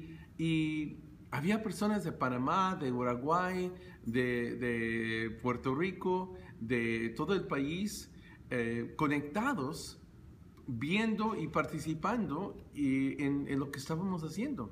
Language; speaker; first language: Spanish; early bilingual, heritage; Spanish